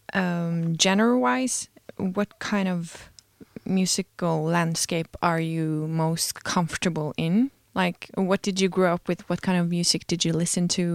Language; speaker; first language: English; non-native, fluent; Norwegian